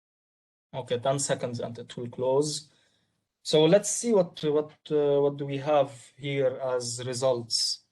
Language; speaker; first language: English; non-native, local second language; Arabic